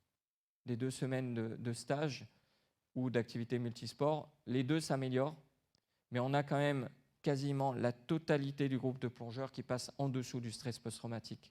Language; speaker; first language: French; native; French